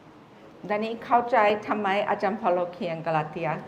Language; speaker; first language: Thai; non-native, fluent; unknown